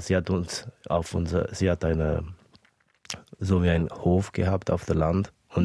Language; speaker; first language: German; early bilingual, other home language; Estonian